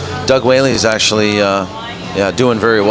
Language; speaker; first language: English; native; English